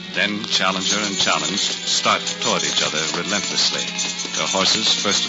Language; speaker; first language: English; native; English